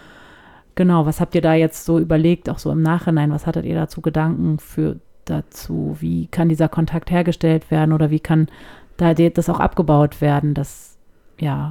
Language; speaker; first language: German; native; German